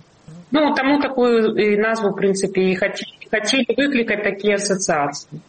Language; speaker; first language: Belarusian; non-native, local second language; Russian